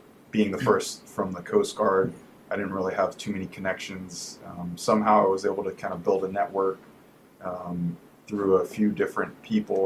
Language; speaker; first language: English; native; English